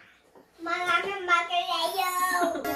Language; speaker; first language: Korean; early bilingual, heritage; Korean